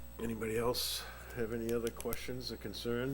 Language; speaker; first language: English; native; English